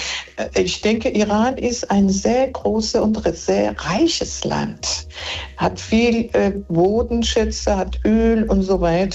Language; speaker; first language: German; non-native, fluent; Persian